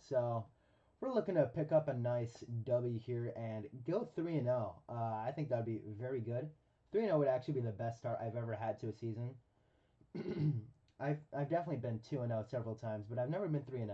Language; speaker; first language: English; native; English